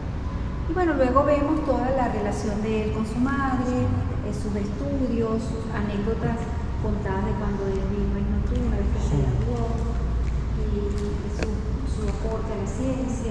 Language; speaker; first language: Spanish; native; Spanish